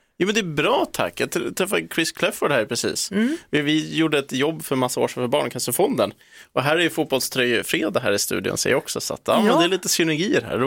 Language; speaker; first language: Swedish; native; Swedish